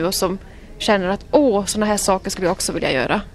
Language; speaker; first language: Swedish; native; Swedish